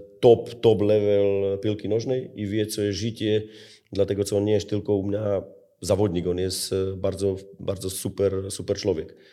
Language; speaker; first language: Polish; non-native, learner; Slovak